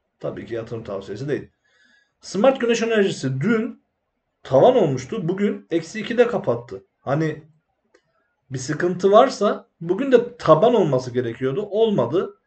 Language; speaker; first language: Turkish; native; Turkish